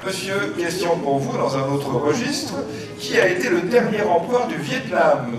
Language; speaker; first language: French; native; French